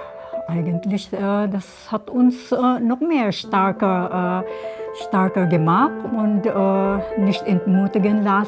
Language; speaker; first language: German; non-native, fluent; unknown